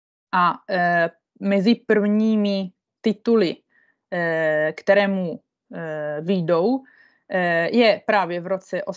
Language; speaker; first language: Czech; non-native, fluent; Italian